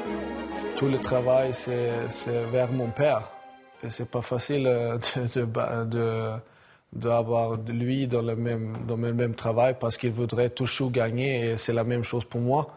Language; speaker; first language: French; non-native, learner; Swedish